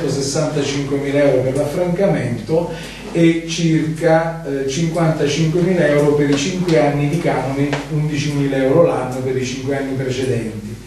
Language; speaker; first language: Italian; native; Italian